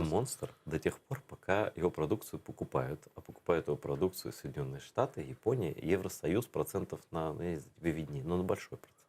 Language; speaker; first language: Russian; native; Russian